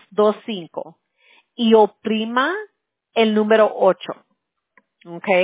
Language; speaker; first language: Spanish; early bilingual, heritage; Spanish